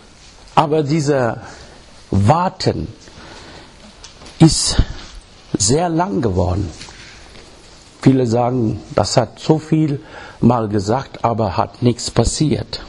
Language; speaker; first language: German; non-native, learner; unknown